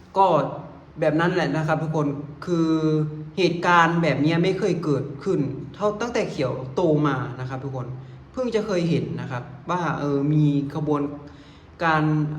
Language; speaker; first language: Thai; native; Thai